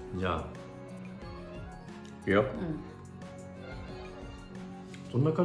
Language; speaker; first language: Japanese; non-native, fluent; French